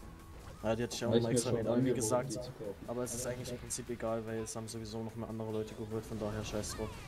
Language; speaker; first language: German; native; German